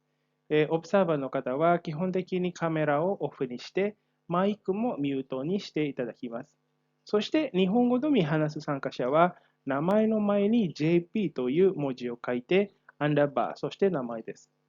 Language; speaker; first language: Japanese; non-native, fluent; Indonesian